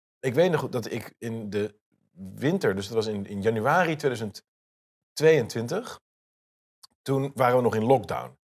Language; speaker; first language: Dutch; native; Dutch